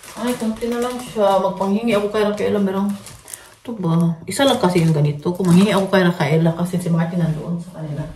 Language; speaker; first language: Filipino; non-native, local second language; Cebuano